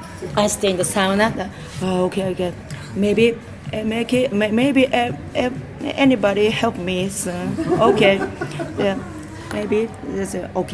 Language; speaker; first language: English; non-native, learner; Japanese